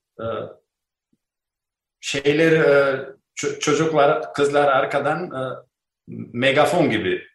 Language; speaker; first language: Turkish; non-native, learner; Albanian